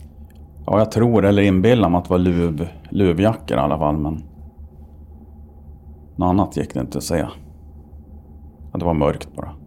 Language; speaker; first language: Swedish; native; Swedish